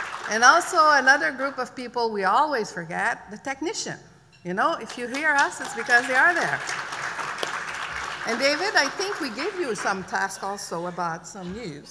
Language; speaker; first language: English; non-native, fluent; French